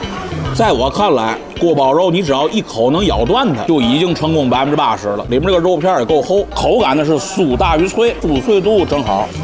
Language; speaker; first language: Chinese; native; Chinese